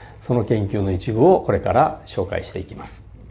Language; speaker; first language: Japanese; native; Japanese